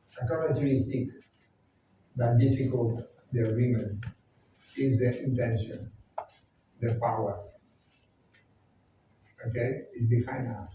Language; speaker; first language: English; non-native, fluent; Spanish